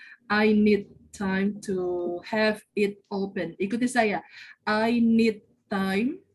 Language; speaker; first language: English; non-native, fluent; Indonesian